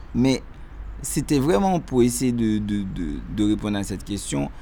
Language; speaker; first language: French; non-native, local second language; Haitian Creole